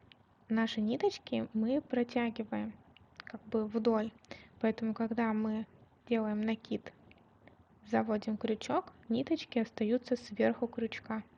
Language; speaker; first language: Russian; native; Russian